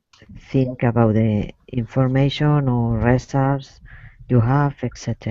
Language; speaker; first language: English; non-native, learner; Spanish